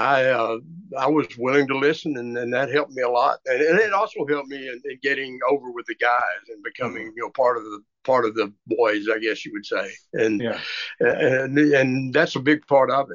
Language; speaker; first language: English; native; English